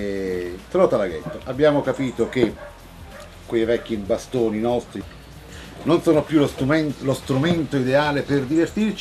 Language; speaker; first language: Italian; native; Italian